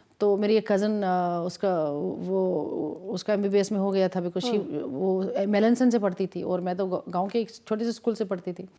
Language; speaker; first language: Hindi; non-native, local second language; Kashmiri